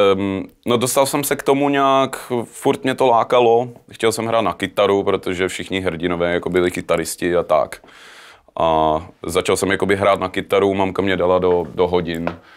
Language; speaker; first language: Czech; early bilingual, heritage; Czech